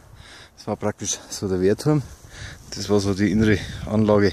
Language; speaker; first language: German; native; German